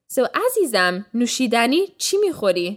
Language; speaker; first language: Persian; early bilingual, heritage; Persian